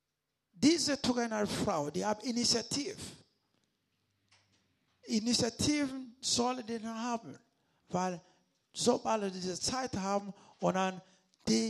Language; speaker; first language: German; non-native, learner; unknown